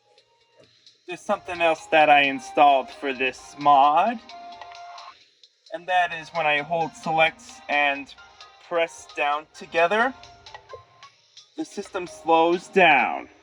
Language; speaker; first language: English; native; English